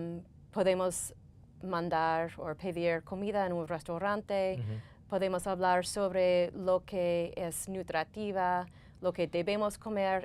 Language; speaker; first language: Spanish; non-native, fluent; English